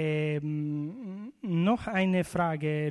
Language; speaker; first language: German; non-native, local second language; Italian